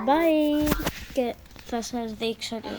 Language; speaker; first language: Greek; native; Greek